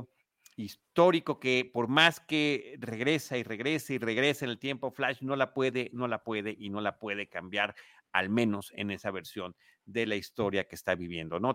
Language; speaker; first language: Spanish; native; Spanish